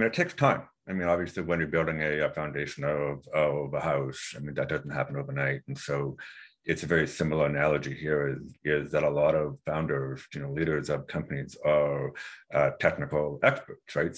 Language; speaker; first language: English; native; English